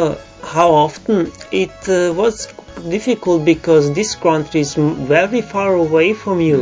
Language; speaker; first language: English; non-native, learner; Romanian